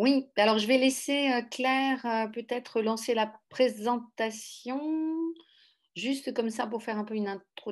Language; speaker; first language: French; native; French